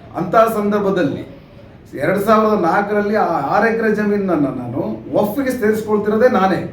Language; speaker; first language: Kannada; non-native, local second language; Urdu